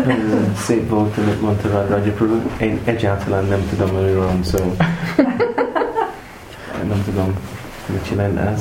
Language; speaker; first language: Hungarian; non-native, learner; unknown